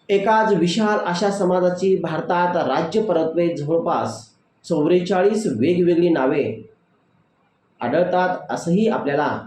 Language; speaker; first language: Marathi; non-native, local second language; Lambadi